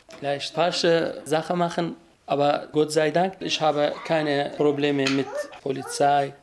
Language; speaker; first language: German; non-native, learner; Kurdish